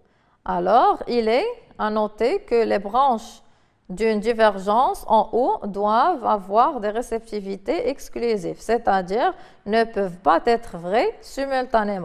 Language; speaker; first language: French; non-native, local second language; Arabic